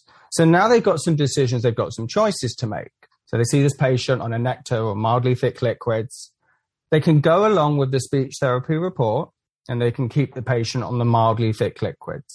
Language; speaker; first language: English; native; English